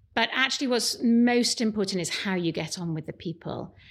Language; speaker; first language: English; native; English